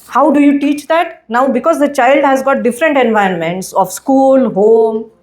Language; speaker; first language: English; non-native, local second language; Hindi